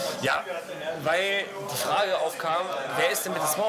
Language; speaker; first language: German; native; German